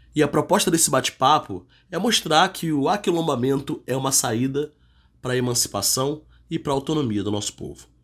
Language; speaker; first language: Portuguese; native; Portuguese